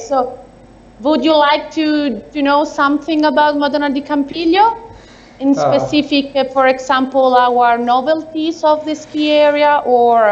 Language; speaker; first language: English; non-native, learner; Italian